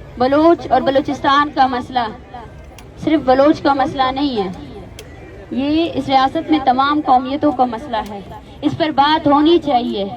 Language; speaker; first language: Urdu; non-native, local second language; Baluchi